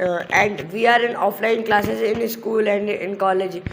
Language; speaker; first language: English; non-native, learner; Hindi